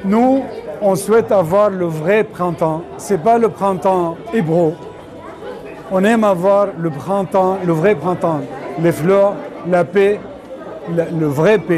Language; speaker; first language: French; non-native, fluent; Arabic